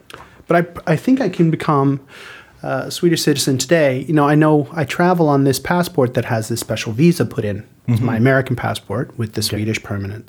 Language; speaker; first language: English; native; English